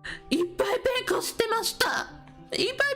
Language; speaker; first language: Japanese; non-native, learner; English